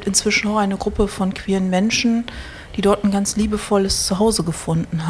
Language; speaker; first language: German; native; German